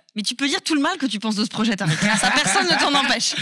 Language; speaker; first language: French; native; French